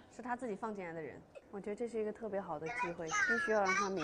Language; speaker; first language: Chinese; native; Chinese